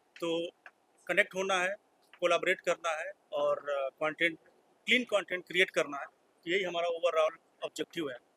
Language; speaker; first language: Hindi; native; Hindi